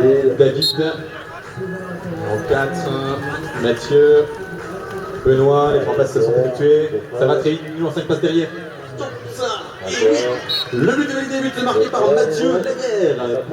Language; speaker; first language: French; native; French